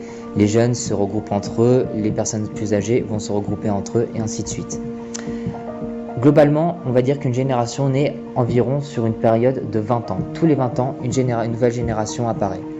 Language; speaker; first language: French; native; French